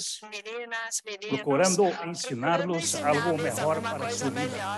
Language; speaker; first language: Portuguese; early bilingual, other home language; German